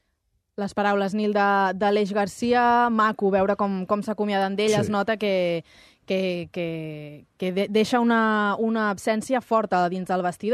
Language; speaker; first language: Catalan; native; Catalan